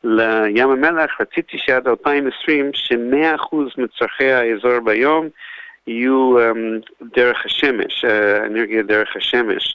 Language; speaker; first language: Hebrew; non-native, fluent; English